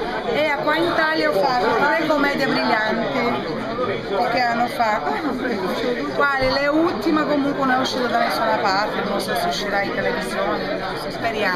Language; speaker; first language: Italian; non-native, fluent; Portuguese